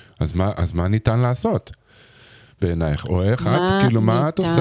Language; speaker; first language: Hebrew; native; Hebrew